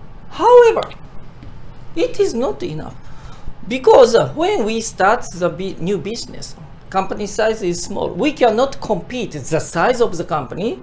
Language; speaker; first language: English; non-native, fluent; Japanese